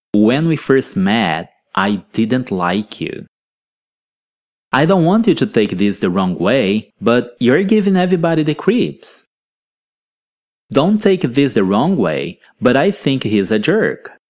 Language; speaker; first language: English; non-native, fluent; Portuguese